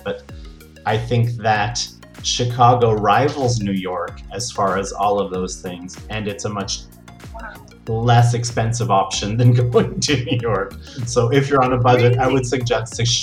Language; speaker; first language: English; native; English